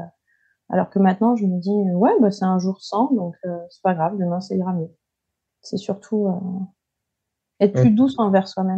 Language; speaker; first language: French; native; French